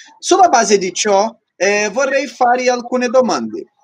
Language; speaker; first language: Italian; non-native, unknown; Portuguese